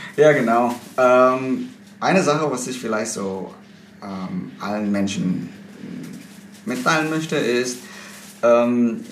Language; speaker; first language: German; non-native, fluent; Indonesian